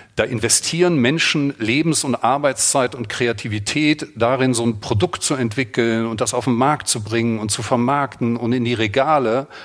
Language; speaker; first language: German; native; German